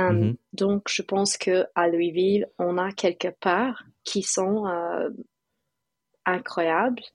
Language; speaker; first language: French; non-native, fluent; English